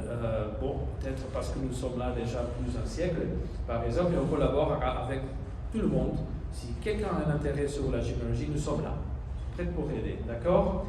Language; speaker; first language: French; non-native, learner; Spanish